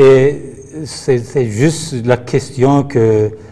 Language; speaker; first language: French; non-native, fluent; Turkish